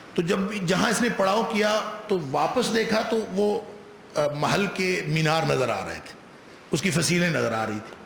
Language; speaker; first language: Urdu; non-native, local second language; Punjabi